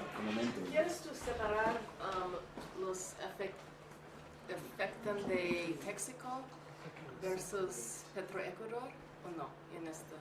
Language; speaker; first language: Spanish; non-native, learner; English